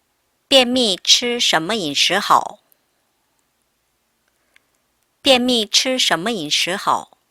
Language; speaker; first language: Chinese; non-native, fluent; Korean